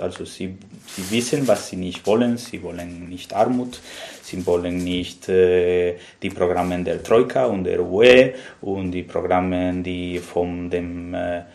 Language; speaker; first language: German; non-native, fluent; Spanish